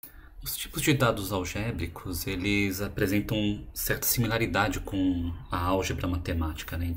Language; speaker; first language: Portuguese; native; Portuguese